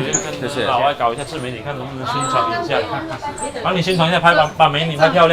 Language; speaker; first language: Chinese; native; Chinese